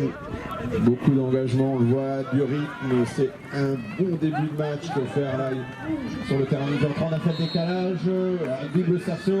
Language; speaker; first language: French; native; French